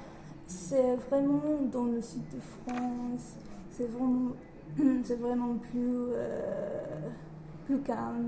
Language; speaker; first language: French; non-native, learner; English